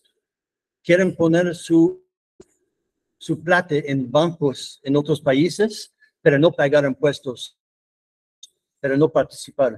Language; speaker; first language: Spanish; non-native, fluent; English